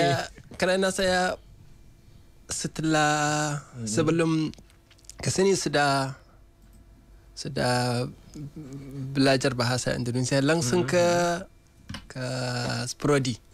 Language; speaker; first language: Indonesian; non-native, learner; Hausa